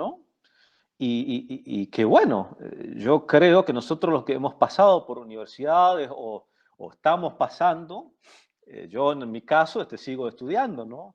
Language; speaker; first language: Spanish; non-native, local second language; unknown